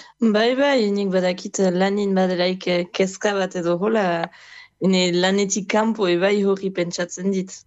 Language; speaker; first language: Basque; native; Basque